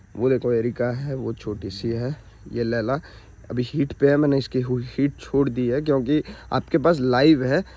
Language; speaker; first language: Hindi; non-native, local second language; Odia